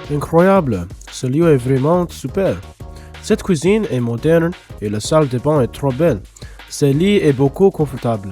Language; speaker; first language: French; non-native, learner; English